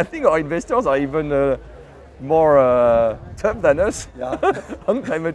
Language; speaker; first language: English; non-native, fluent; French